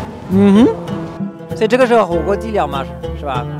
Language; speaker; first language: Chinese; non-native, fluent; French